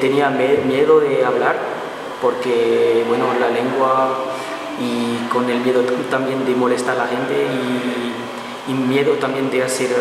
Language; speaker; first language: Spanish; non-native, learner; Portuguese